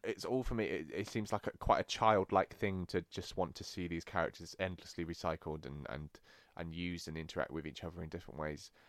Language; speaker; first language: English; native; English